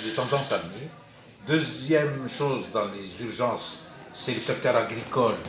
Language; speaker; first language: French; non-native, local second language; Arabic